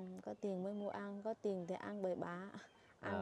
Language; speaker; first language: Vietnamese; non-native, local second language; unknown